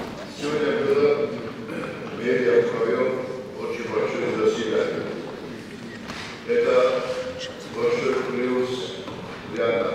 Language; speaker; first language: Russian; non-native, fluent; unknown